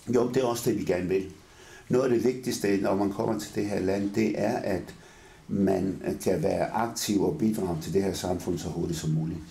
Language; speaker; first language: Danish; early bilingual, other home language; Arabic